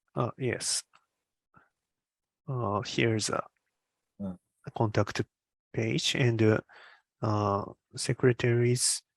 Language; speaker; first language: English; non-native, learner; Japanese